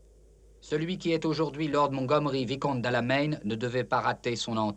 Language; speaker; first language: French; native; French